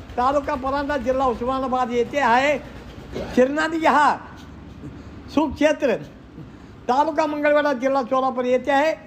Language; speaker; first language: Marathi; non-native, local second language; Kannada